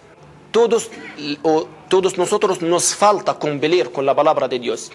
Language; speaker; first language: Spanish; non-native, fluent; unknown